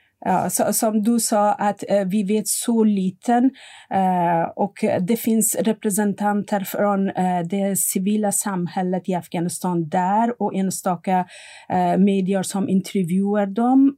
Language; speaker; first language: Swedish; non-native, fluent; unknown